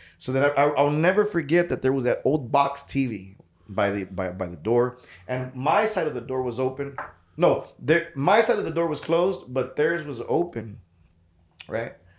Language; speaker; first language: English; early bilingual, other home language; Spanish